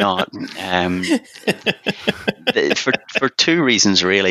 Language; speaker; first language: English; native; English